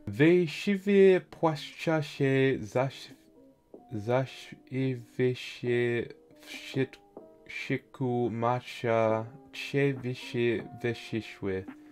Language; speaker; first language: Polish; non-native, learner; English